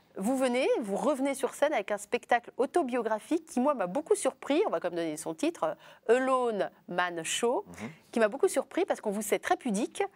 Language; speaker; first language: French; native; French